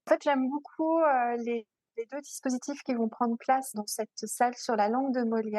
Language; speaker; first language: French; native; French